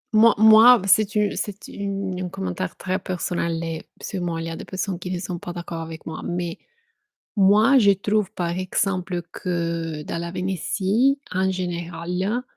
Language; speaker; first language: French; non-native, fluent; Italian